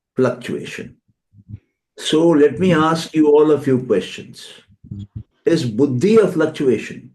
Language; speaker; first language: English; non-native, local second language; Hindi